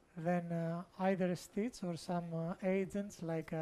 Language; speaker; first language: English; non-native, fluent; Greek